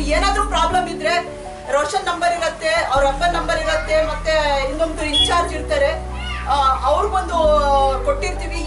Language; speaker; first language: Kannada; non-native, local second language; Urdu